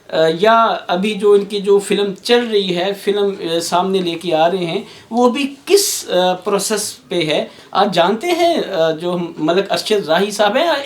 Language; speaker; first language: Urdu; non-native, local second language; Punjabi